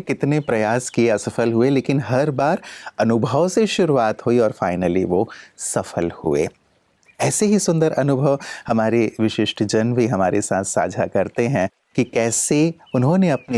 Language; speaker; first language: Hindi; native; Hindi